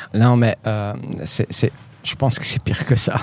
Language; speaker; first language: French; early bilingual, other home language; Riffian